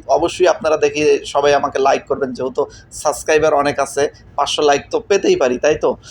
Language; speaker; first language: Bangla; native; Bangla